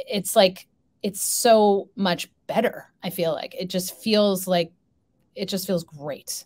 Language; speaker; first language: English; native; English